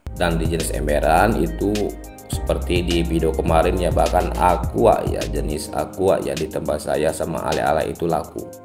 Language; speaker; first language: Indonesian; non-native, local second language; Sundanese